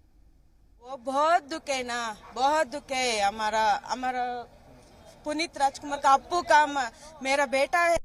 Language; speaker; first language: Hindi; non-native, local second language; Kannada